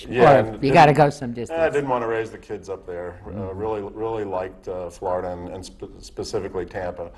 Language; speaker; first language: English; native; English